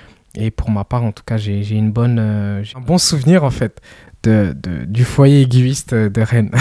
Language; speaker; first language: French; early bilingual, other home language; Kinyarwanda